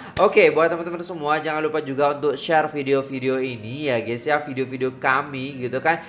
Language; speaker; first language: Indonesian; native; Indonesian